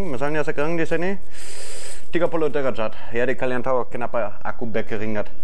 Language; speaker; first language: Indonesian; non-native, fluent; German